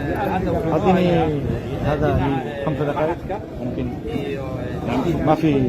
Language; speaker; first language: Arabic; non-native, learner; Bangla